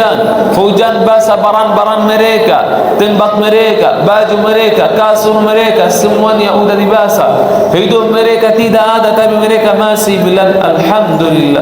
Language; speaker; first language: Indonesian; non-native, fluent; Arabic